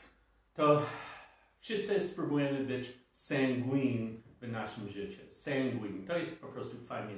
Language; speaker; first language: Polish; non-native, fluent; English